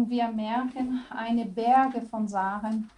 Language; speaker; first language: German; non-native, learner; Portuguese